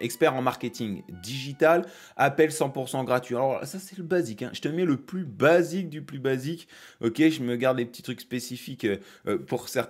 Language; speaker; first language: French; native; French